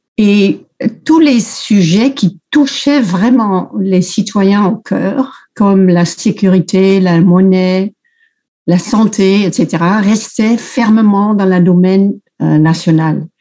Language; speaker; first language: French; non-native, fluent; Dutch